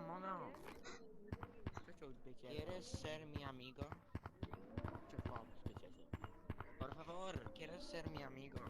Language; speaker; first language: Spanish; non-native, learner; English